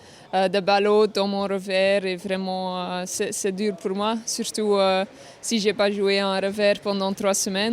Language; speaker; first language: French; non-native, fluent; Dutch